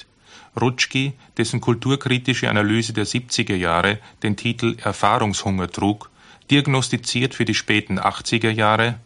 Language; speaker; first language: German; native; German